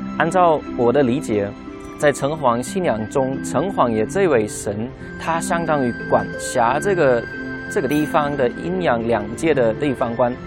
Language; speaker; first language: Chinese; non-native, fluent; German